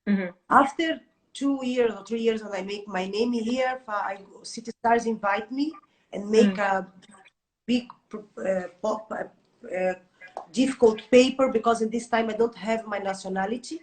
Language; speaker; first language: English; non-native, learner; Portuguese